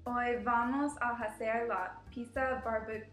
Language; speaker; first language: Spanish; non-native, learner; English